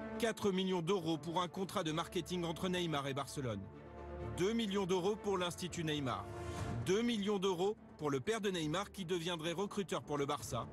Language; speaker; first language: French; native; French